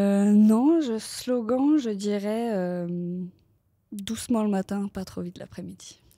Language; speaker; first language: French; native; French